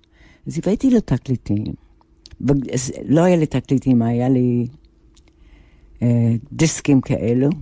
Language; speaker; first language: Hebrew; non-native, fluent; English